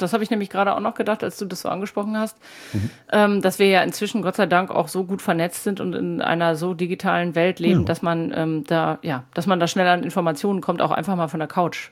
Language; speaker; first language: German; native; German